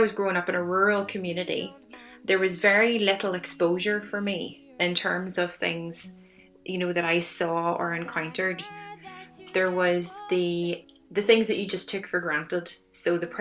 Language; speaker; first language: English; native; English